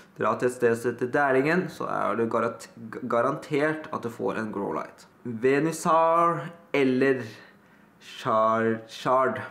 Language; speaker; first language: Norwegian; early bilingual, other home language; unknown